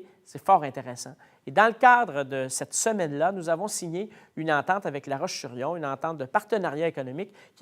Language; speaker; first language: French; native; French